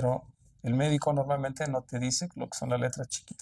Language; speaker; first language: Spanish; native; Spanish